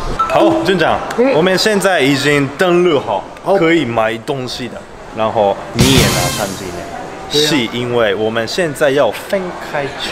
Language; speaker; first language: Chinese; non-native, learner; Japanese